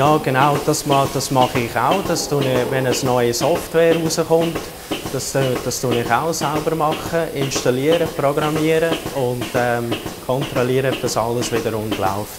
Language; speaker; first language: German; early bilingual, heritage; German